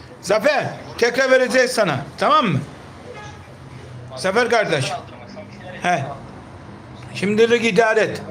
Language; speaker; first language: Turkish; native; Turkish